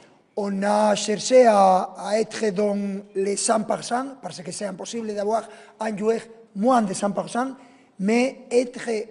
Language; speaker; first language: French; non-native, fluent; Spanish